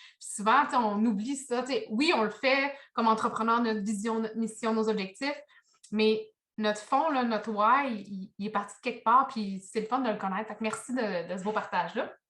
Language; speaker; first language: French; native; French